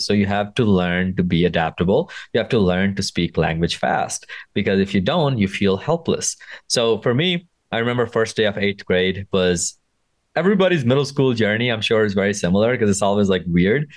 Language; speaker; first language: English; non-native, local second language; Punjabi